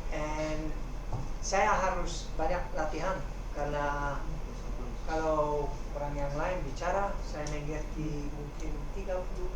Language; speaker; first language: Indonesian; non-native, learner; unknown